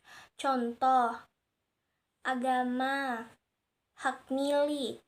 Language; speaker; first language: Indonesian; native; Indonesian